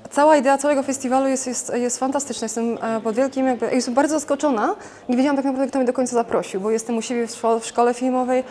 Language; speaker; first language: Polish; native; Polish